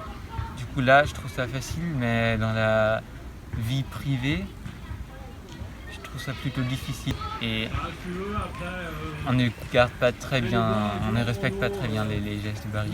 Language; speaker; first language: French; non-native, fluent; German